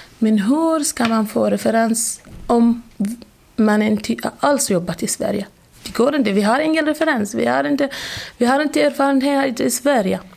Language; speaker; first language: Swedish; non-native, fluent; Arabic